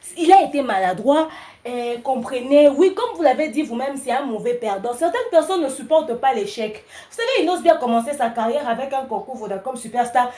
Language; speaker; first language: French; non-native, local second language; Lingala